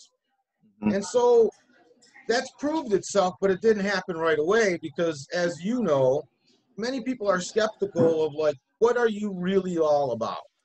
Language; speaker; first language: English; native; English